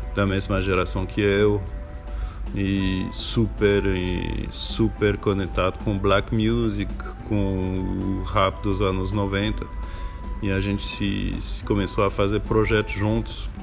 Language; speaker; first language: Portuguese; non-native, fluent; French